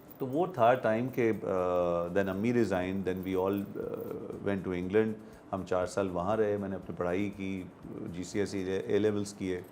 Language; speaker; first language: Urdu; native; Urdu